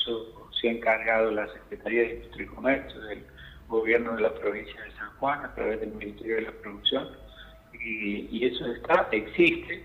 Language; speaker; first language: Spanish; native; Spanish